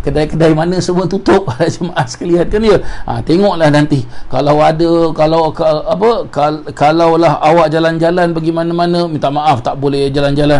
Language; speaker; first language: Malay; native; Malay